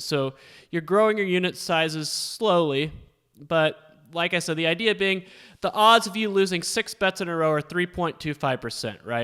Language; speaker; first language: English; native; English